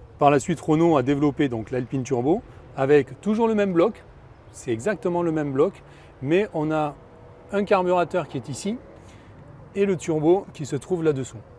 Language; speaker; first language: French; native; French